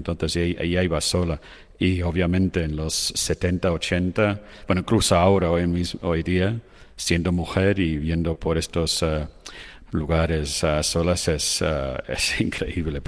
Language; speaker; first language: Spanish; non-native, fluent; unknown